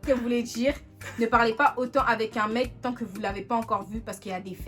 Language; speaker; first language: French; native; French